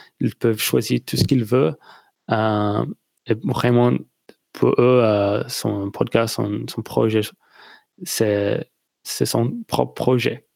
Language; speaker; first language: French; non-native, learner; English